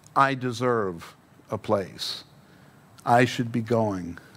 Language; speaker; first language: English; native; English